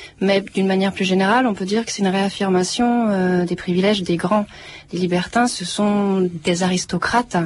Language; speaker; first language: French; native; French